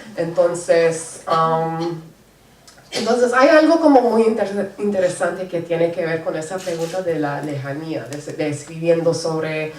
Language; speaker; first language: Spanish; non-native, local second language; English